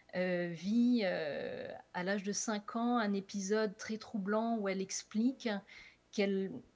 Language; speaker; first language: French; native; French